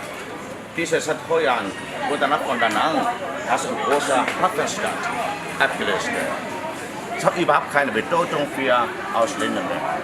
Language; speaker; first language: German; non-native, learner; Vietnamese